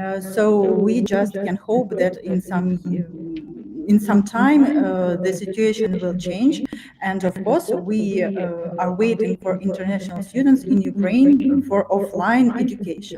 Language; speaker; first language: English; non-native, fluent; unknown